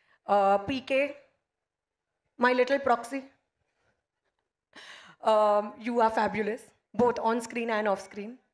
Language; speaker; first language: Telugu; non-native, learner; Hindi